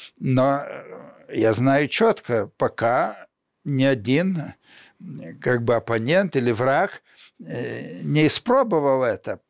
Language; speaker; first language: Russian; non-native, local second language; Lithuanian